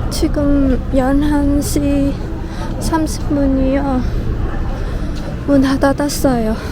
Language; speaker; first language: Korean; non-native, learner; Vietnamese